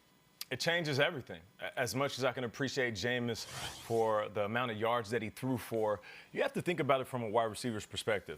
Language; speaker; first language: English; native; English